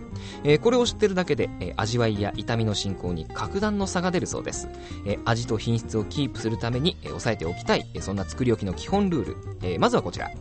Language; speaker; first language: Japanese; native; Japanese